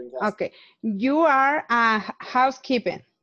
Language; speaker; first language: English; non-native, learner; Spanish